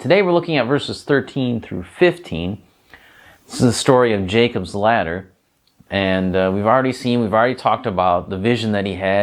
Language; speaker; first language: English; native; English